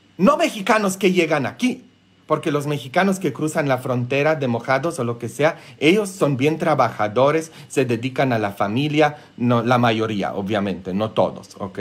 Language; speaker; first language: Spanish; non-native, fluent; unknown